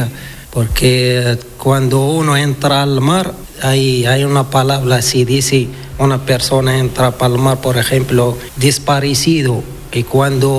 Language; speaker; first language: Spanish; non-native, learner; Arabic